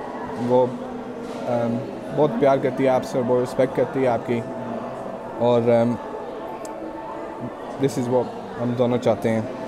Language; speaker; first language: Hindi; early bilingual, heritage; Hindi